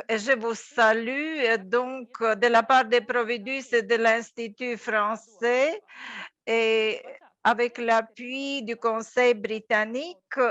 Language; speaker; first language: French; non-native, fluent; Latvian